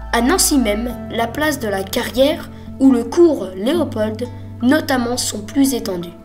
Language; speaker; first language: French; native; French